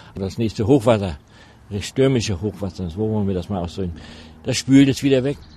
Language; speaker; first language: German; native; German